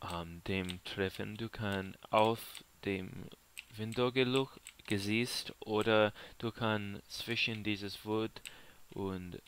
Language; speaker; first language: German; non-native, learner; English